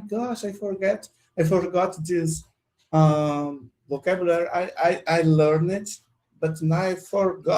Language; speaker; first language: English; non-native, learner; Portuguese